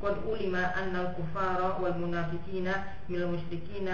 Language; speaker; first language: Arabic; non-native, learner; Indonesian